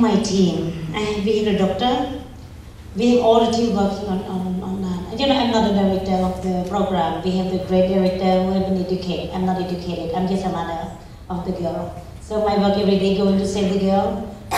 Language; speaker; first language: English; non-native, learner; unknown